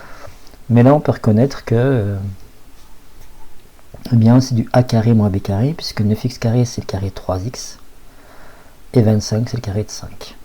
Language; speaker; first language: French; native; French